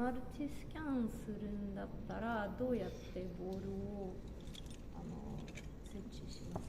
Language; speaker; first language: Japanese; non-native, fluent; Russian